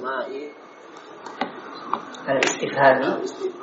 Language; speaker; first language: Arabic; non-native, fluent; Indonesian